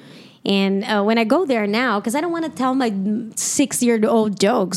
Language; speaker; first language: English; non-native, fluent; Portuguese